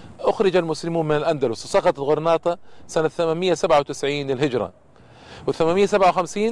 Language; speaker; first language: Arabic; native; Arabic